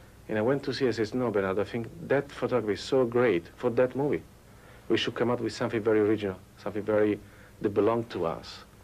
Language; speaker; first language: English; non-native, fluent; Italian